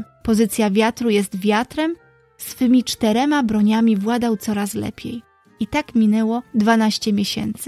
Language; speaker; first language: Polish; native; Polish